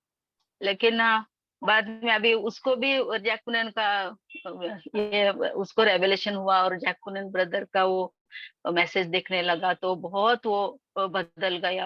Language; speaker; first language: Hindi; non-native, local second language; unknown